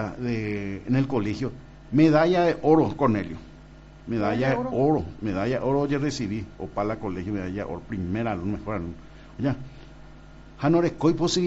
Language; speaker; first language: Spanish; native; Spanish